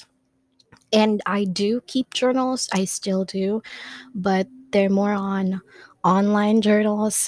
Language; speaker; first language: English; non-native, local second language; Filipino